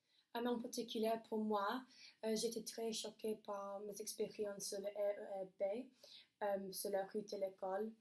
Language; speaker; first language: French; non-native, learner; English